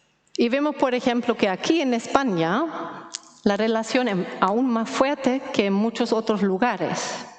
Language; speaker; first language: Spanish; non-native, fluent; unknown